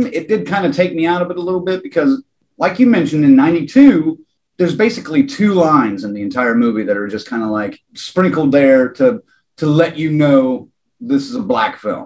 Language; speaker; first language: English; native; English